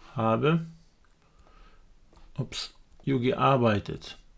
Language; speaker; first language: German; non-native, fluent; Portuguese